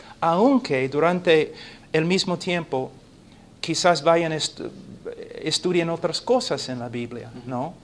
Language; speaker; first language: Spanish; non-native, fluent; English